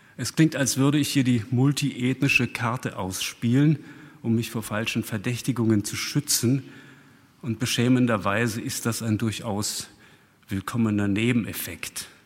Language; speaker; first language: German; early bilingual, other home language; Russian